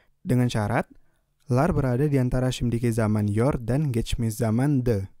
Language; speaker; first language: Turkish; non-native, fluent; Indonesian